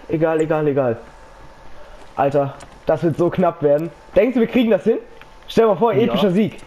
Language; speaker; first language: German; native; German